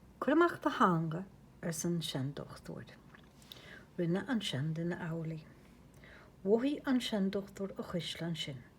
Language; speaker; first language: Irish; native; Irish